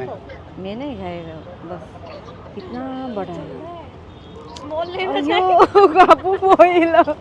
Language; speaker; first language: Hindi; non-native, learner; Nepali